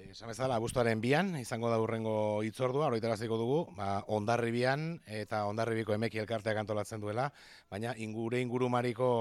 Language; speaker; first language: Basque; native; Basque